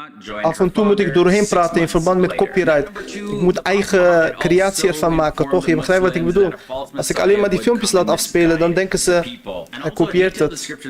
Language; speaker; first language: Dutch; early bilingual, other home language; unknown